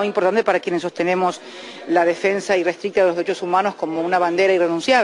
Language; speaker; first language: Spanish; native; Spanish